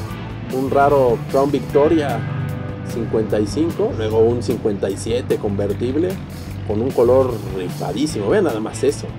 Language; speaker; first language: Spanish; native; Spanish